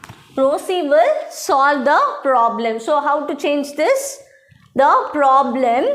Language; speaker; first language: English; non-native, local second language; Tamil